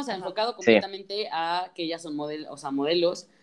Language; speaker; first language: Spanish; native; Spanish